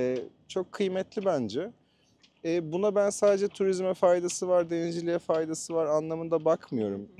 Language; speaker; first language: Turkish; native; Turkish